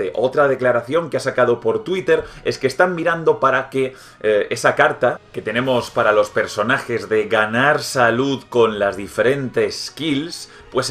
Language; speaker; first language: Spanish; native; Spanish